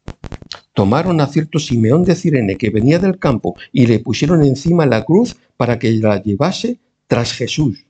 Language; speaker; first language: Spanish; native; Spanish